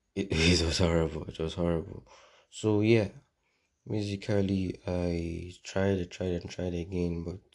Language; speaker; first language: English; non-native, local second language; Yoruba